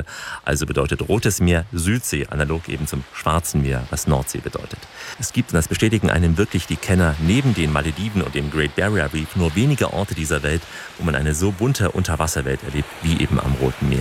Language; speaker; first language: German; native; German